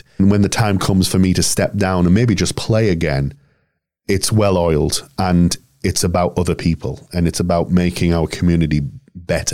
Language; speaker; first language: English; native; English